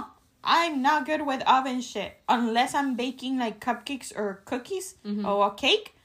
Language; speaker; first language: English; early bilingual, other home language; Spanish